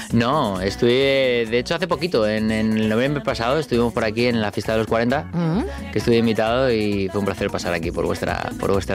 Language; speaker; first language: Spanish; native; Spanish